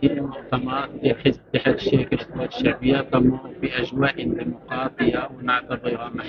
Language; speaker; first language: Arabic; native; Arabic